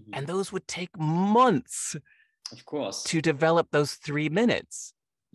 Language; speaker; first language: English; native; English